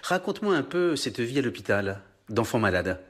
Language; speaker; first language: French; native; French